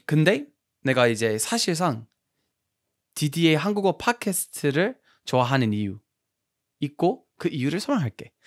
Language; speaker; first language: Korean; non-native, fluent; English